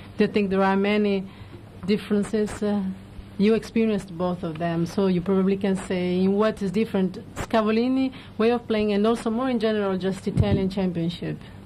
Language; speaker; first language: English; non-native, fluent; Italian